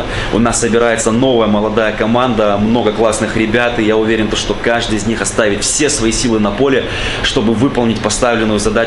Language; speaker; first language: Russian; native; Russian